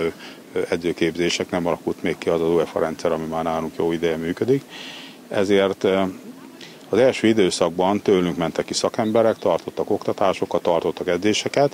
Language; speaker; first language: Hungarian; native; Hungarian